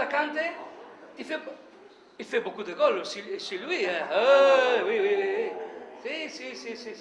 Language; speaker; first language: French; non-native, learner; Italian